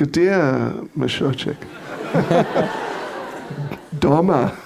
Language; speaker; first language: Russian; non-native, fluent; English